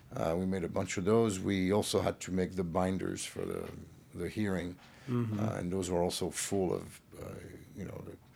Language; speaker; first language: English; early bilingual, other home language; French